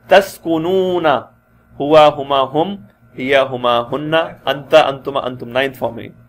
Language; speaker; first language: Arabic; non-native, fluent; Urdu